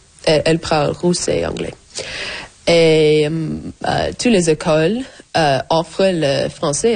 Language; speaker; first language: French; non-native, learner; English